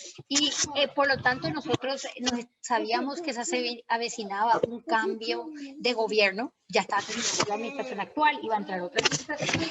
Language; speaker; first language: Spanish; native; Spanish